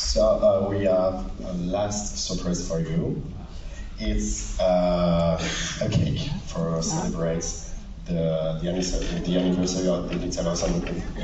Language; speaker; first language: English; non-native, learner; French